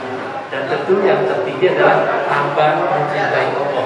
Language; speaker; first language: Indonesian; non-native, local second language; Sundanese